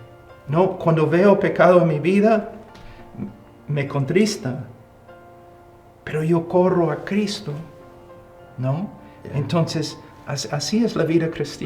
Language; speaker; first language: Spanish; non-native, fluent; English